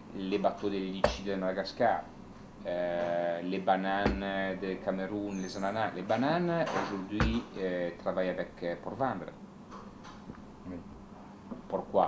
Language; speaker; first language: French; non-native, learner; Italian